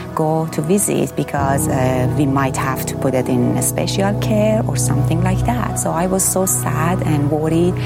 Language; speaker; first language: English; non-native, fluent; Persian